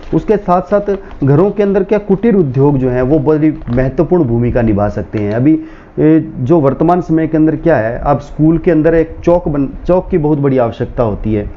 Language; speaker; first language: Hindi; non-native, local second language; Rajasthani